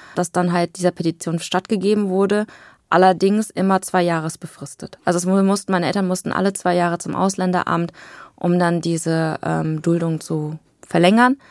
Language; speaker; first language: German; native; German